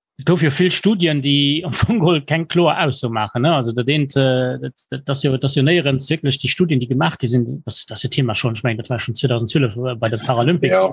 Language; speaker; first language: Luxembourgish; native; Luxembourgish